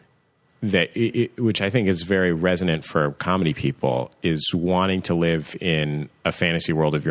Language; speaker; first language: English; native; English